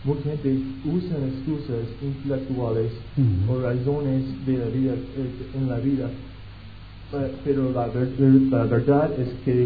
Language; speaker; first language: Spanish; non-native, fluent; English